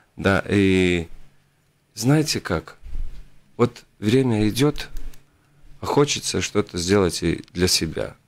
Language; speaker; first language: Russian; non-native, local second language; Latvian